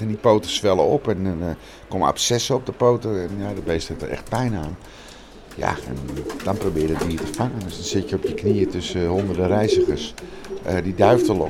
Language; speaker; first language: Dutch; native; Dutch